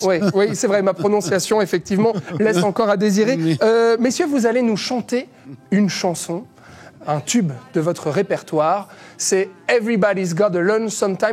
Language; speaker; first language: French; native; French